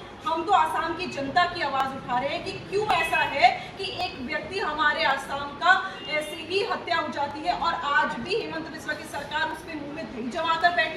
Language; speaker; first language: Hindi; non-native, local second language; Assamese